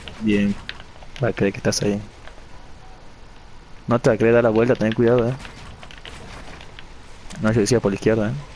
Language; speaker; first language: Spanish; native; Spanish